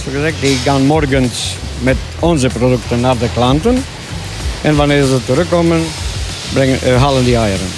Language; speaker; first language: Dutch; non-native, learner; Romanian